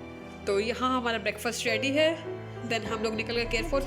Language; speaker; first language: Hindi; native; Hindi